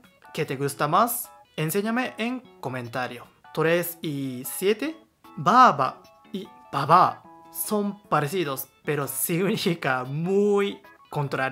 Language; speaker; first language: Spanish; non-native, learner; Japanese